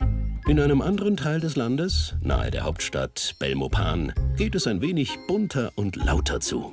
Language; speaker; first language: German; native; German